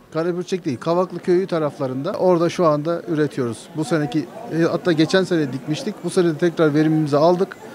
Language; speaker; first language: Turkish; native; Turkish